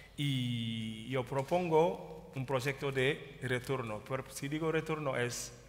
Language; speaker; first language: Spanish; non-native, fluent; Wolof